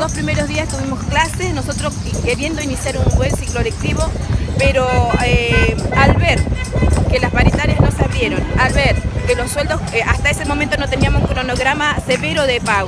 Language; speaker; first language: Spanish; native; Spanish